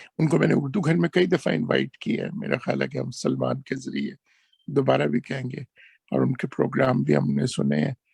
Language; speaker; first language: Urdu; non-native, local second language; Punjabi